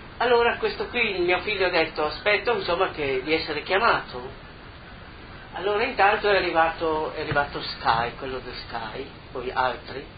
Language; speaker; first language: Italian; native; Italian